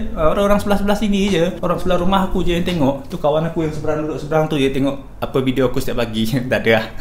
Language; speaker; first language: Malay; non-native, local second language; Iban